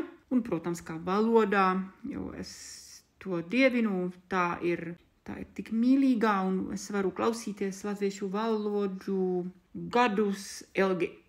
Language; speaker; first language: Latvian; non-native, fluent; Czech